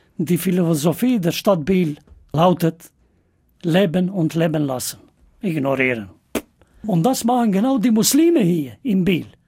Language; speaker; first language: German; non-native, fluent; Albanian